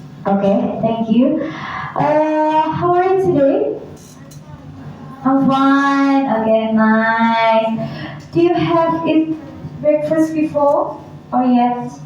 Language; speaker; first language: English; non-native, learner; Indonesian